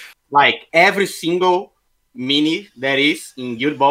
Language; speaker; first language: English; non-native, fluent; Portuguese